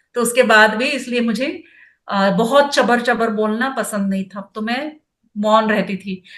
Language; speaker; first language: Hindi; non-native, local second language; Kannada